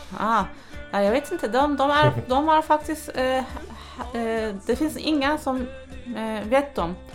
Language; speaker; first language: Swedish; non-native, fluent; Turkish